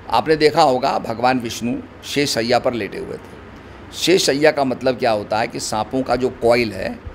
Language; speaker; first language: Hindi; native; Hindi